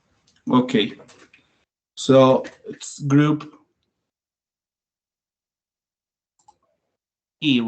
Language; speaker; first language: English; non-native, fluent; Spanish